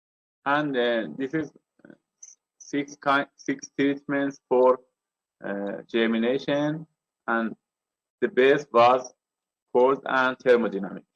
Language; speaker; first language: English; non-native, learner; Persian